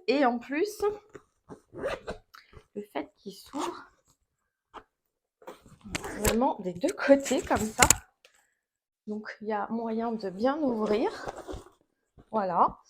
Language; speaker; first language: French; native; French